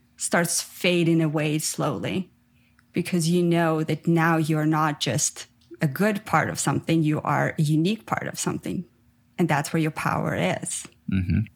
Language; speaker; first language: English; non-native, fluent; Ukrainian